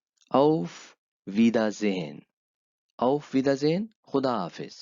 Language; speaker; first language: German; non-native, fluent; Urdu